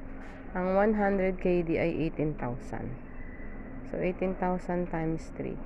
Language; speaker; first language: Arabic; non-native, learner; Filipino